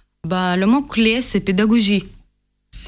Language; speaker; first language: French; non-native, learner; Russian